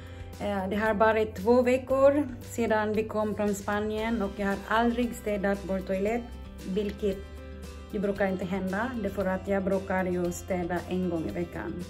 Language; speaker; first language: Swedish; non-native, learner; Cebuano